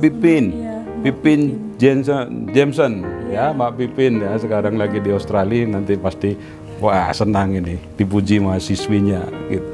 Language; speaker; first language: Indonesian; non-native, local second language; Javanese